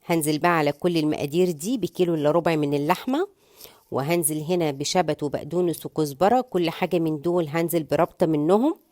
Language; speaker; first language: Arabic; native; Arabic